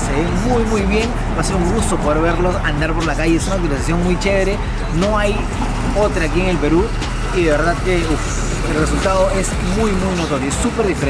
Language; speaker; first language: Spanish; native; Spanish